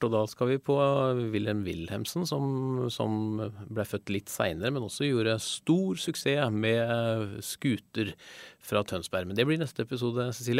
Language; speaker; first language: Norwegian; native; Norwegian